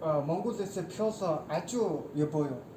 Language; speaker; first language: Korean; non-native, learner; Mongolian